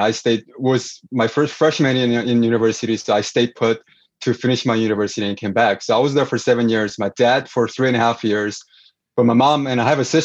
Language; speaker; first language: English; non-native, fluent; Korean